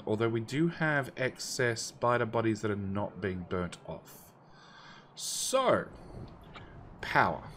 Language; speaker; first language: English; native; English